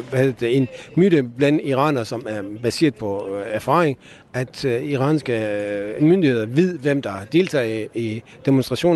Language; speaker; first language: Danish; non-native, fluent; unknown